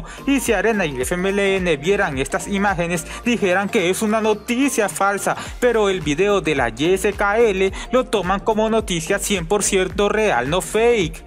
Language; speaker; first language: Spanish; native; Spanish